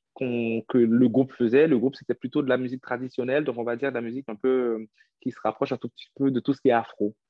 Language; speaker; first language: French; non-native, local second language; Haitian Creole